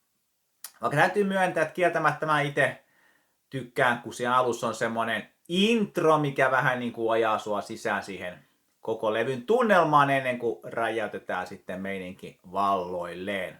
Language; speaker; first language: Finnish; native; Finnish